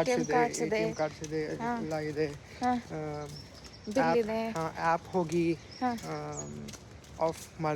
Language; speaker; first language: Kannada; non-native, learner; Hindi